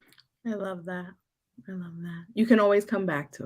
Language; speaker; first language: English; native; English